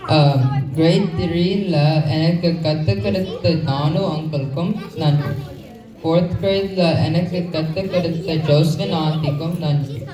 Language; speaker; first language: Tamil; early bilingual, heritage; English